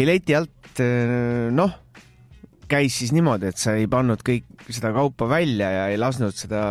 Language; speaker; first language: Estonian; native; Estonian